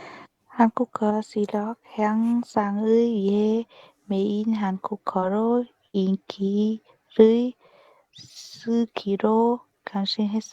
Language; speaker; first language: Korean; non-native, learner; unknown